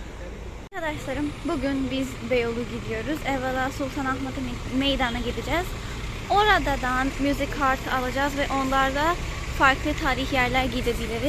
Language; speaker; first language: Turkish; non-native, learner; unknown